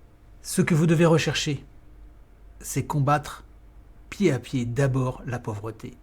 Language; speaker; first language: French; native; French